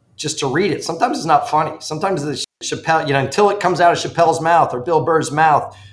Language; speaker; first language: English; native; English